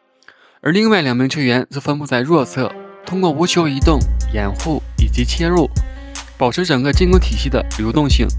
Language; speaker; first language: Chinese; native; Chinese